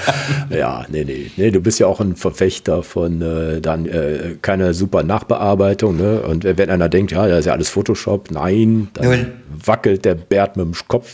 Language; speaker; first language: German; native; German